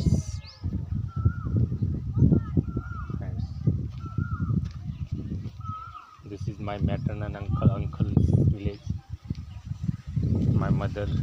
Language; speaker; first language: English; non-native, local second language; Gujarati